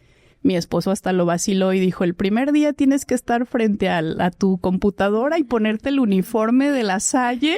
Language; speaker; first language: Spanish; native; Spanish